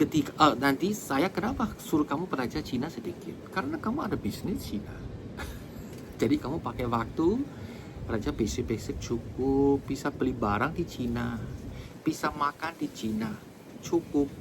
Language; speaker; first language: Indonesian; non-native, fluent; Chinese